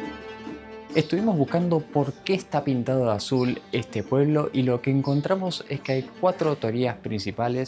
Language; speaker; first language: Spanish; native; Spanish